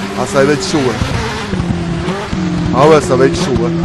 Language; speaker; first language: French; native; French